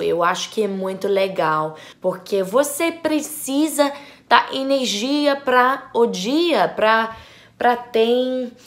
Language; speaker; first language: Portuguese; non-native, learner; English